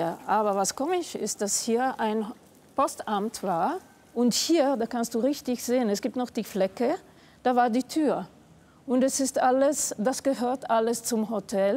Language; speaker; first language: German; non-native, fluent; Italian